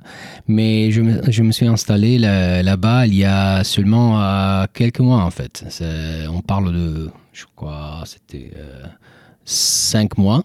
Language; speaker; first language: French; non-native, fluent; Italian